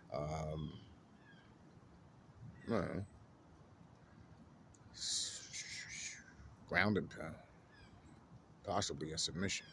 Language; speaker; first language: English; native; English